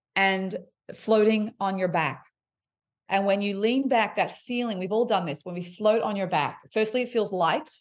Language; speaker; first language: English; native; English